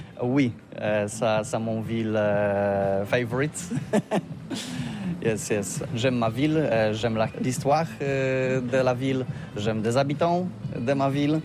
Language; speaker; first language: French; non-native, learner; Polish